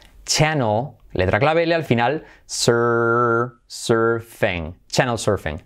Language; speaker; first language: English; non-native, fluent; Spanish